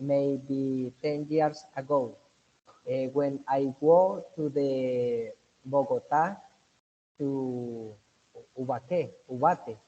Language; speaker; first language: English; non-native, learner; Spanish